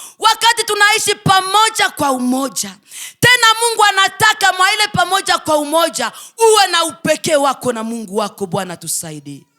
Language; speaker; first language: Swahili; native; Swahili